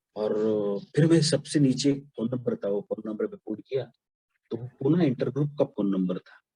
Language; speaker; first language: Hindi; non-native, local second language; Marathi